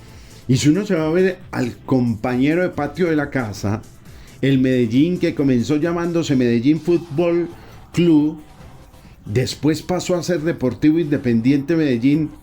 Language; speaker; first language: Spanish; native; Spanish